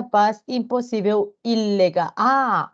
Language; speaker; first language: Portuguese; non-native, learner; Spanish